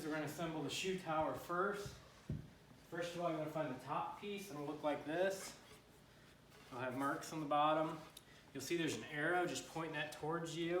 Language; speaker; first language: English; native; English